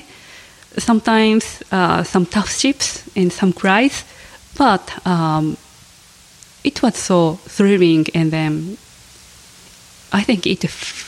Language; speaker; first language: English; non-native, fluent; Japanese